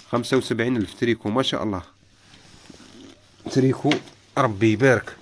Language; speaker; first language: Arabic; native; Arabic